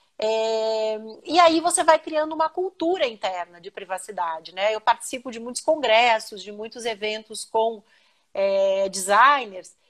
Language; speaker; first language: Portuguese; native; Portuguese